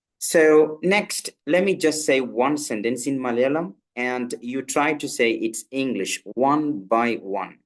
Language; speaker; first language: English; non-native, local second language; Malayalam